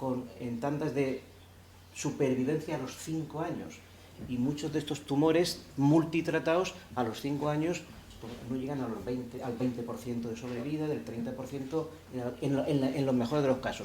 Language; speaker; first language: Spanish; native; Spanish